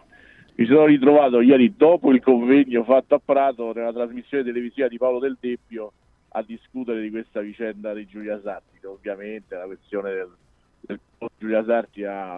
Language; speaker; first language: Italian; native; Italian